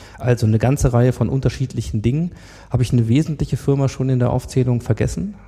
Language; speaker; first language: German; native; German